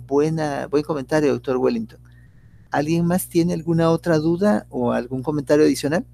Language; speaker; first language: Spanish; native; Spanish